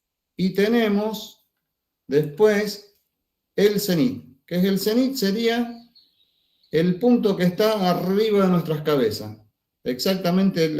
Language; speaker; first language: Spanish; native; Spanish